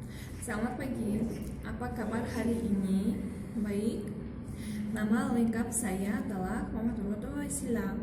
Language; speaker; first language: Indonesian; non-native, learner; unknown